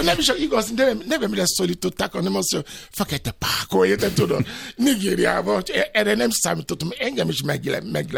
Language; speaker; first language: Hungarian; non-native, fluent; Yoruba